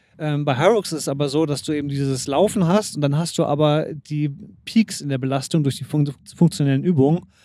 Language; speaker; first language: German; native; German